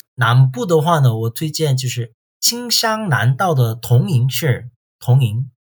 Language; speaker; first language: Chinese; non-native, fluent; Korean